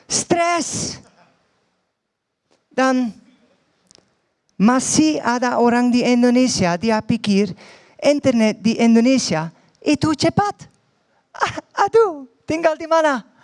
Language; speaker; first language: Indonesian; non-native, fluent; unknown